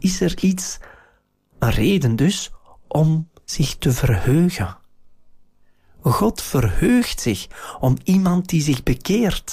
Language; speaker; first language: Dutch; native; Dutch